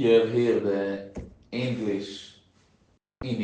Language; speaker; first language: English; non-native, learner; Hebrew